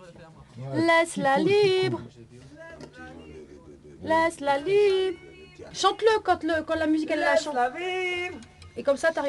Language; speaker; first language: French; native; French